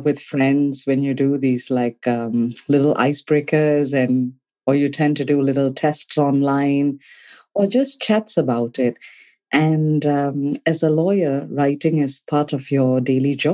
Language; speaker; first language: English; non-native, local second language; Tamil